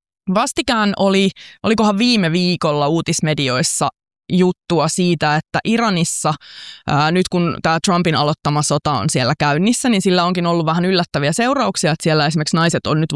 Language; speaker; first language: Finnish; native; Finnish